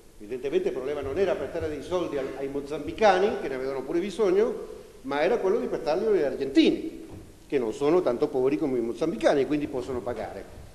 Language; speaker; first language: Italian; non-native, fluent; Spanish